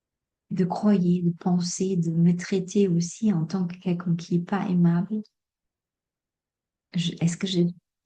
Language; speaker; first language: French; non-native, fluent; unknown